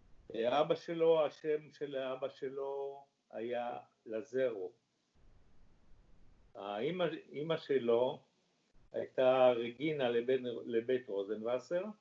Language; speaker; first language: Hebrew; early bilingual, other home language; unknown